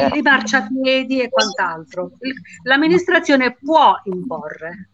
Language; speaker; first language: Italian; non-native, local second language; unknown